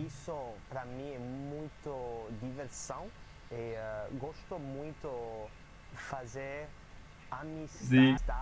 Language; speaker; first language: Portuguese; non-native, learner; English